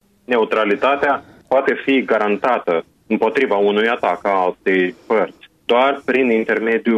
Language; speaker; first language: Romanian; native; Romanian